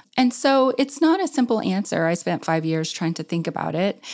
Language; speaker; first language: English; native; English